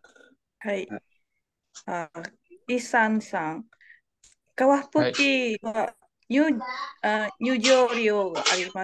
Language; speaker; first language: Japanese; non-native, learner; Indonesian